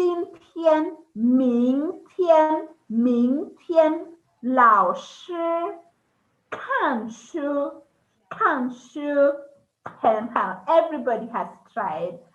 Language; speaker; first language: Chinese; non-native, fluent; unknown